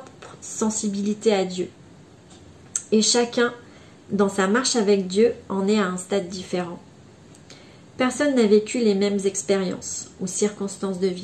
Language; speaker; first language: French; native; French